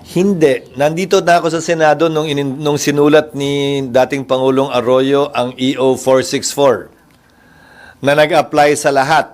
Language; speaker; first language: Filipino; native; Filipino